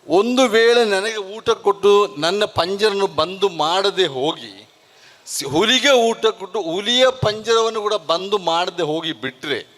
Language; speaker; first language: Kannada; non-native, local second language; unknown